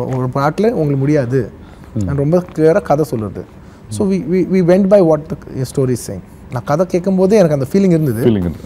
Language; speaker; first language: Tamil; non-native, local second language; Telugu